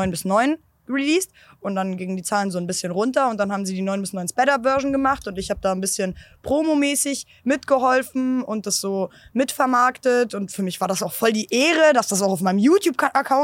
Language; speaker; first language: German; native; German